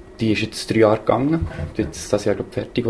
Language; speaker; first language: German; native; German